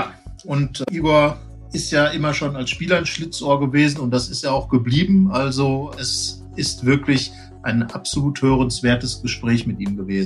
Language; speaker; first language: German; native; German